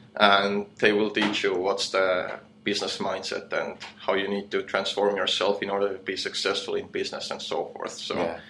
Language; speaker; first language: English; non-native, fluent; Estonian